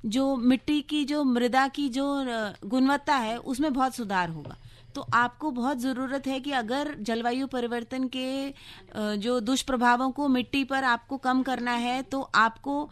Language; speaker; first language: Hindi; native; Hindi